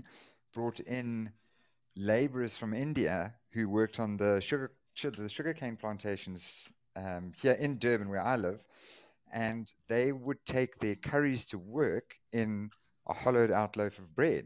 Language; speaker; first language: English; native; English